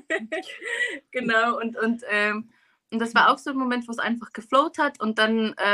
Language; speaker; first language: German; native; German